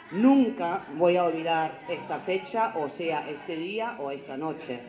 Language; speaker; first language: Spanish; non-native, fluent; German